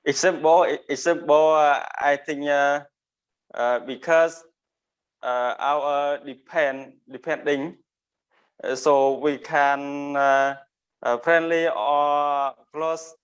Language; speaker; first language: English; non-native, learner; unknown